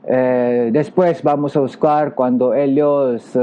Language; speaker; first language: Spanish; non-native, learner; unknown